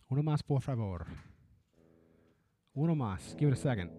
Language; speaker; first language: Spanish; early bilingual, heritage; Spanish